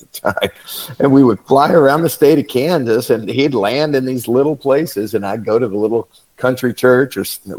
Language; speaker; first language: English; native; English